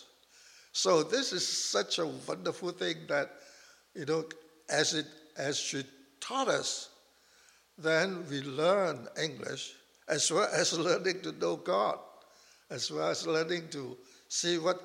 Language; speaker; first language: English; non-native, local second language; Chinese